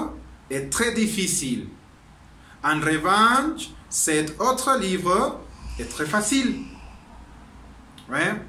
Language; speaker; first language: French; non-native, learner; Spanish